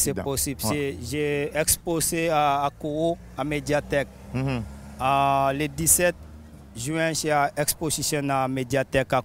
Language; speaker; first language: French; non-native, local second language; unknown